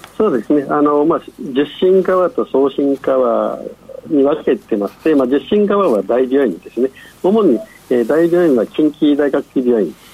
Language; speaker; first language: Japanese; non-native, fluent; Chinese